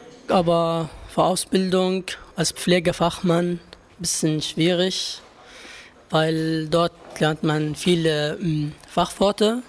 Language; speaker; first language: German; non-native, learner; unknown